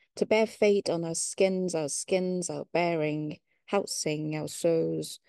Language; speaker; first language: English; non-native, local second language; Cantonese